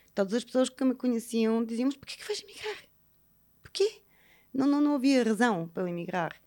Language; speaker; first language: Portuguese; non-native, fluent; Bulgarian